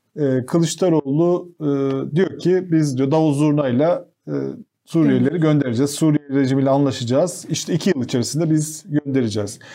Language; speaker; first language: Turkish; native; Turkish